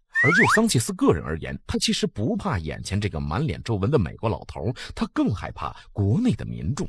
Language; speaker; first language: Chinese; native; Chinese